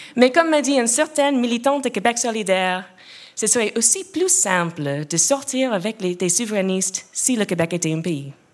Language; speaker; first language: French; non-native, local second language; English